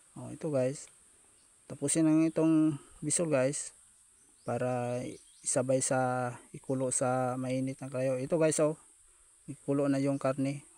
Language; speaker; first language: Filipino; non-native, local second language; Cebuano